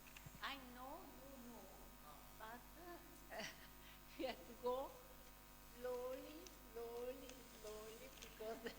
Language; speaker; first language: English; non-native, learner; Italian